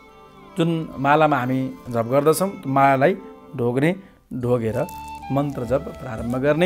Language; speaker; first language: Nepali; native; Nepali